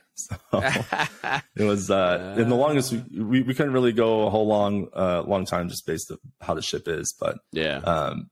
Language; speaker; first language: English; native; English